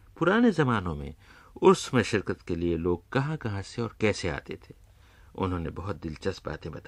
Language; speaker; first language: Urdu; native; Urdu